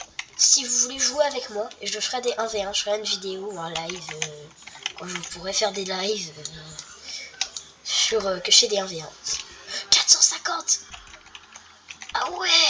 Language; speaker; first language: French; native; French